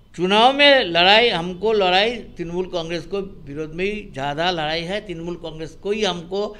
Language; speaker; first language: Hindi; non-native, local second language; Bangla